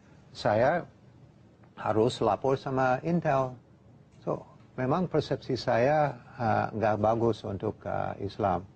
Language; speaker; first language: Indonesian; non-native, learner; English